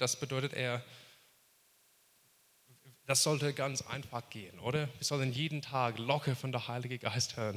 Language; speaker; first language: German; non-native, fluent; English